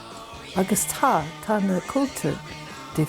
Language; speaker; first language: Irish; non-native, fluent; English